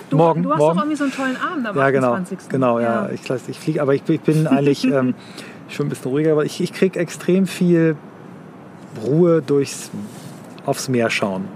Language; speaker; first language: German; native; German